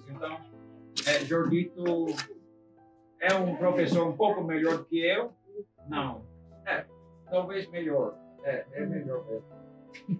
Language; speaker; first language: Portuguese; non-native, fluent; English